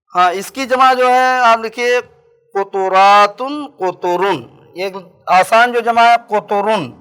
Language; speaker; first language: Urdu; native; Urdu